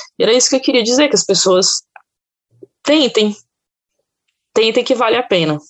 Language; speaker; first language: Portuguese; native; Portuguese